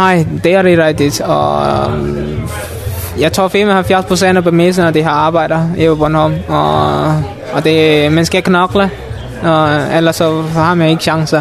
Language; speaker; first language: Danish; non-native, learner; Mon